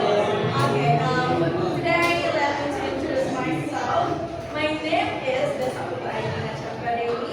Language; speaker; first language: English; non-native, learner; Indonesian